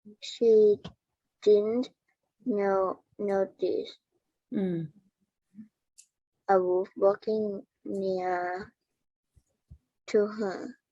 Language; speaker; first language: English; non-native, learner; Thai